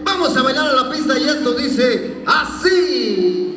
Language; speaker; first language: Spanish; native; Spanish